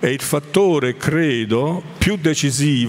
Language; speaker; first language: Italian; native; Italian